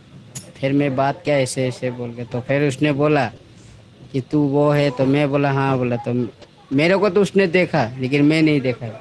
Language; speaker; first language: Hindi; non-native, local second language; Odia